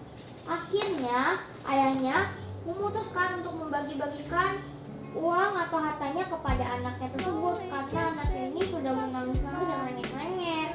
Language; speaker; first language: Indonesian; native; Indonesian